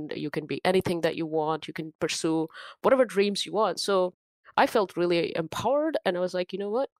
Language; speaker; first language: English; non-native, local second language; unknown